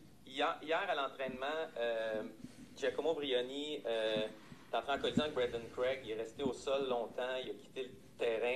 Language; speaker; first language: French; native; French